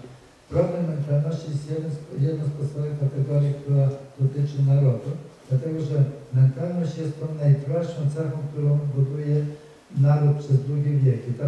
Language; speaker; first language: Polish; native; Polish